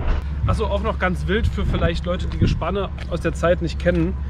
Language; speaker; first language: German; native; German